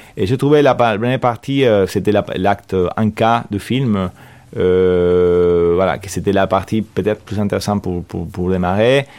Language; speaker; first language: French; non-native, fluent; Spanish